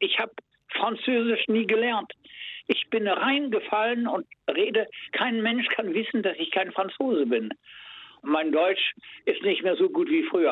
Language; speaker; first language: German; native; German